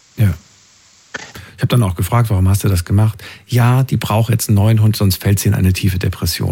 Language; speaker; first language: German; native; German